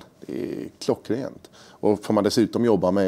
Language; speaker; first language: Swedish; native; Swedish